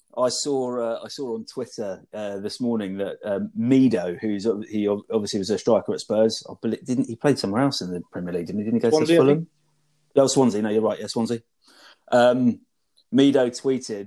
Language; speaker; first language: English; native; English